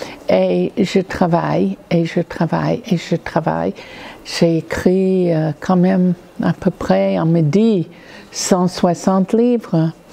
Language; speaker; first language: French; non-native, fluent; English